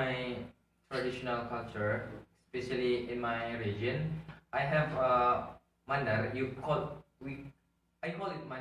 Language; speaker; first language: English; non-native, learner; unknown